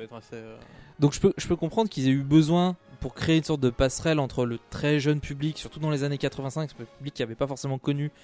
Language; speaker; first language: French; native; French